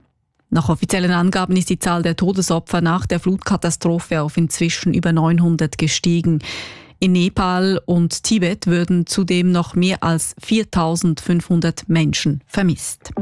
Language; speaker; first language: German; native; German